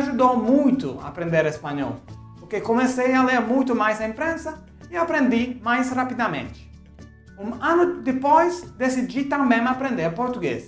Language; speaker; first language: Portuguese; non-native, fluent; Italian